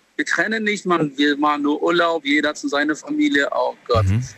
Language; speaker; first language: German; non-native, learner; Albanian